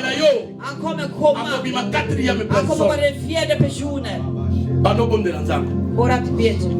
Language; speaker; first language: Swedish; non-native, learner; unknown